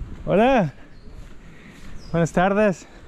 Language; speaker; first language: Spanish; non-native, learner; German